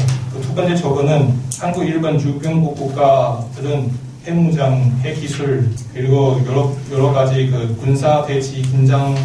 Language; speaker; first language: Korean; non-native, learner; Chinese